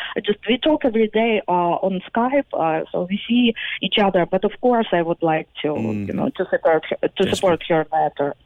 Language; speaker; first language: English; non-native, fluent; Ukrainian